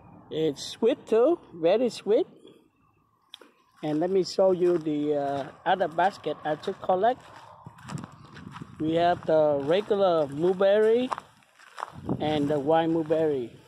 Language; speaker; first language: English; non-native, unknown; Vietnamese